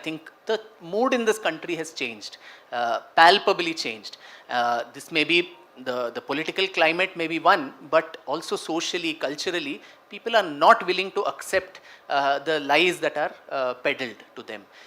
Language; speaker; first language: English; non-native, local second language; Kannada